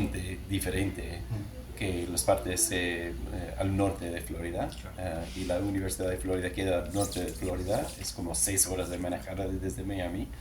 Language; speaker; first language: Spanish; non-native, learner; English